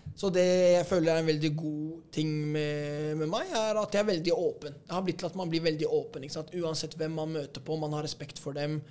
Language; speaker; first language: Norwegian; native; Norwegian